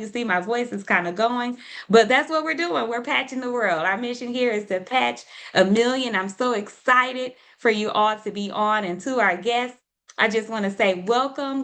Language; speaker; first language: English; native; English